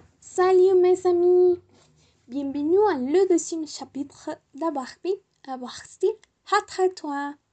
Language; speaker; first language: French; non-native, learner; Spanish